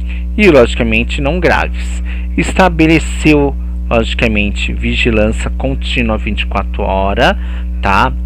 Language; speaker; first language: Portuguese; native; Portuguese